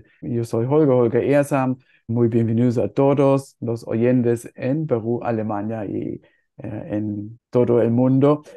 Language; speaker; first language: Spanish; non-native, fluent; German